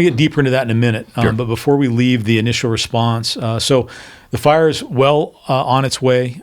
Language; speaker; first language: English; native; English